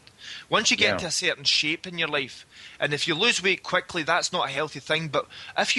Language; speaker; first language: English; native; English